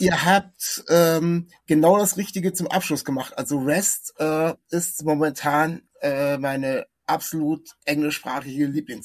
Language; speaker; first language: German; native; German